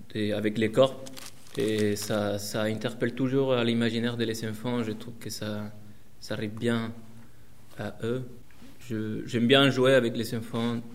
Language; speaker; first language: French; non-native, learner; Spanish